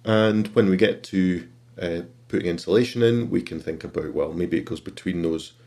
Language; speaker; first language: English; native; English